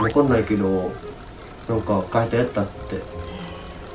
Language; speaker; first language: Japanese; non-native, fluent; Vietnamese